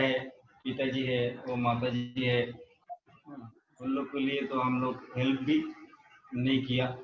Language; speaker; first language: Hindi; non-native, local second language; Bangla